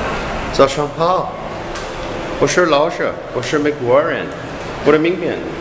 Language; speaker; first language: Chinese; non-native, learner; English